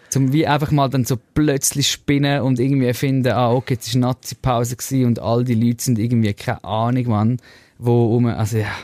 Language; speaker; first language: German; native; German